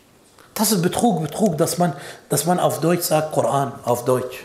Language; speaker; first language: German; non-native, fluent; Arabic